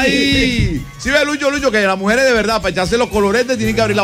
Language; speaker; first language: Spanish; native; Spanish